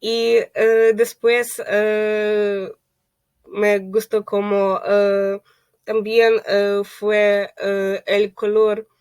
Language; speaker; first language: Spanish; non-native, fluent; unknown